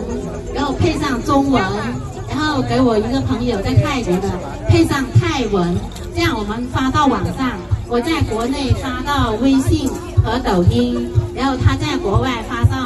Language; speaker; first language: Chinese; non-native, local second language; Iu Mien